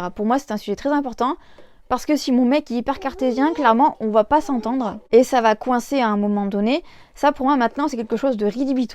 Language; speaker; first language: French; native; French